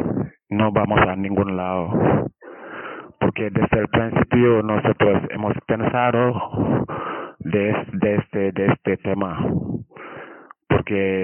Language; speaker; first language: Spanish; non-native, fluent; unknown